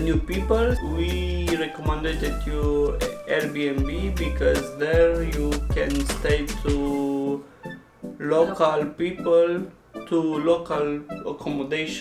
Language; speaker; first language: English; non-native, learner; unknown